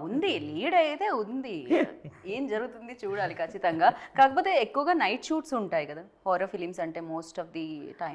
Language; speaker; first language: Telugu; native; Telugu